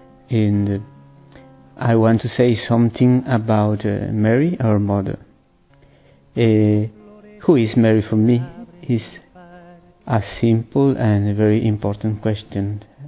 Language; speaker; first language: English; non-native, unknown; Spanish